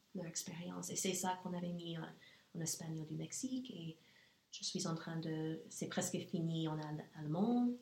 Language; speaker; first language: French; non-native, fluent; English